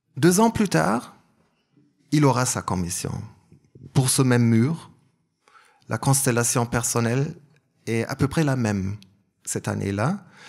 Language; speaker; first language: French; non-native, fluent; German